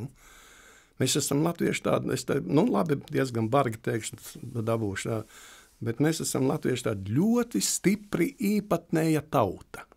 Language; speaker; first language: Latvian; native; Latvian